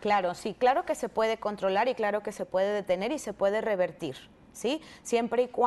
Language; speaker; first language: Spanish; native; Spanish